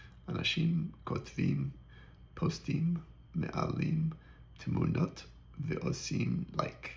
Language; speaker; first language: Hebrew; non-native, learner; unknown